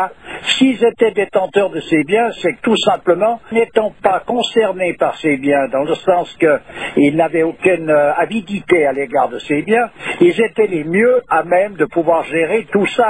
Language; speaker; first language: French; native; French